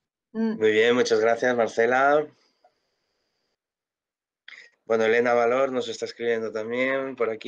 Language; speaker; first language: Spanish; native; Spanish